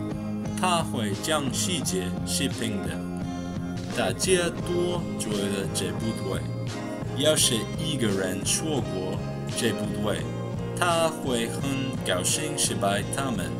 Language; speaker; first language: Chinese; non-native, learner; English